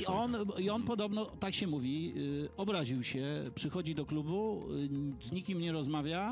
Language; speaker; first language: Polish; native; Polish